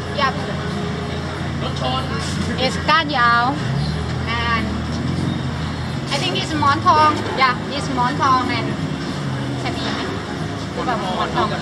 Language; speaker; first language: English; non-native, local second language; Thai